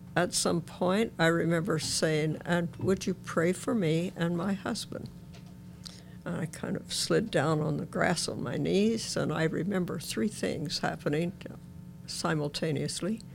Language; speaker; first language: English; native; English